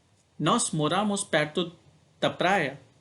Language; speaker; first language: Portuguese; non-native, learner; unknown